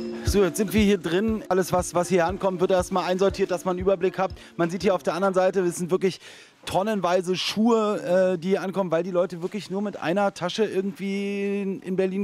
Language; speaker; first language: German; native; German